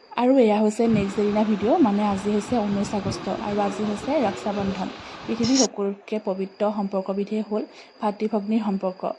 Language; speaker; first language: Assamese; native; Assamese